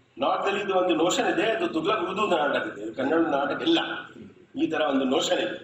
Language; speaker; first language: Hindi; native; Hindi